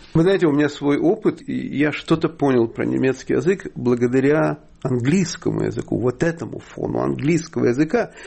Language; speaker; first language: Russian; native; Russian